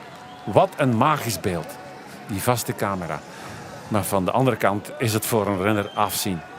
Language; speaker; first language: Dutch; native; Dutch